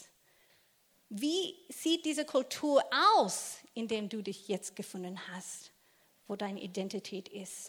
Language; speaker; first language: German; non-native, fluent; English